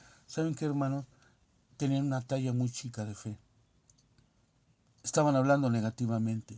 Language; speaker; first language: Spanish; native; Spanish